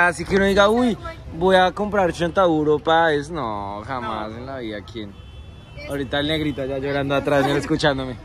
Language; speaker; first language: Spanish; native; Spanish